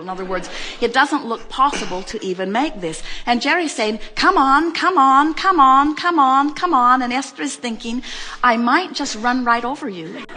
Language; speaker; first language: English; native; English